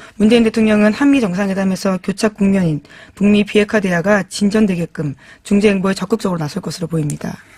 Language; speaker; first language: Korean; native; Korean